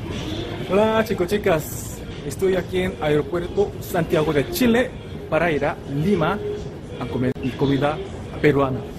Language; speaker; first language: Spanish; non-native, learner; Korean